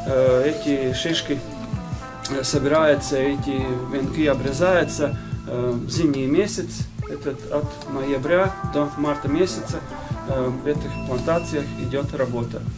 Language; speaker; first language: Russian; non-native, local second language; Latvian